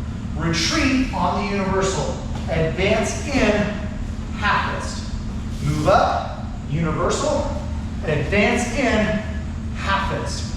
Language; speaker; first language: English; native; English